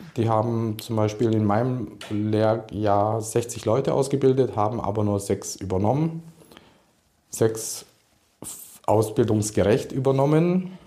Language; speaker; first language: German; early bilingual, other home language; Hungarian